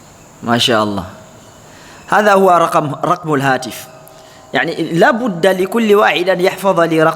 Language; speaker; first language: Arabic; non-native, fluent; Fula